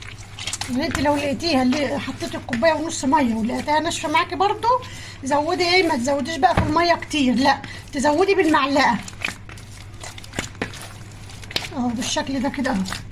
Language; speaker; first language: Arabic; native; Arabic